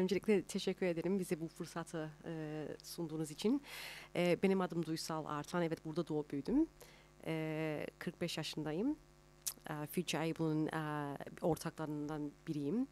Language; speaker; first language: Turkish; early bilingual, heritage; Turkish